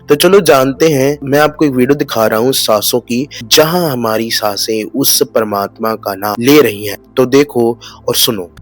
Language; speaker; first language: Hindi; non-native, local second language; Punjabi